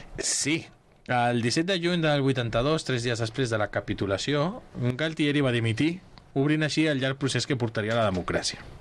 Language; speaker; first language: Catalan; native; Catalan